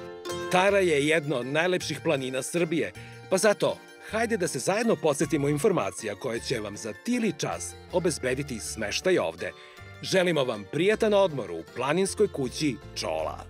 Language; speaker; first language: Serbian; native; Serbian